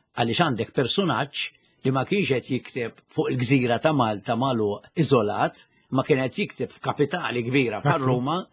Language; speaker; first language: Maltese; native; Maltese